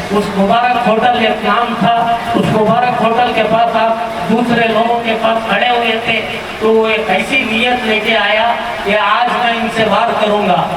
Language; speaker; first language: Urdu; native; Urdu